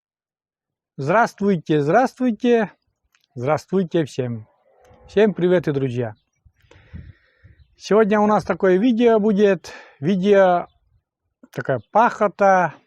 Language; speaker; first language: Russian; native; Russian